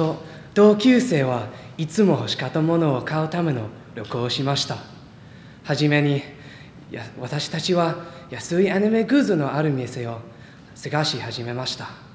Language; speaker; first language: Japanese; non-native, learner; English